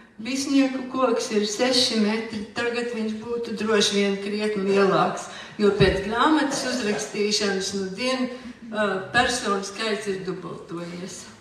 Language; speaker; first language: Latvian; native; Latvian